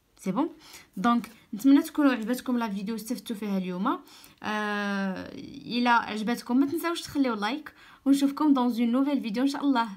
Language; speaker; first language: French; non-native, local second language; Arabic